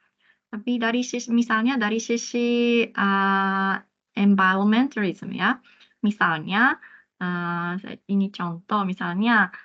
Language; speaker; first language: Indonesian; non-native, fluent; Japanese